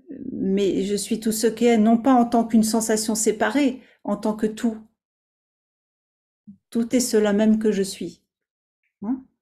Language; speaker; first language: French; native; French